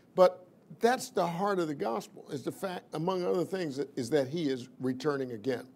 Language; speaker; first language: English; native; English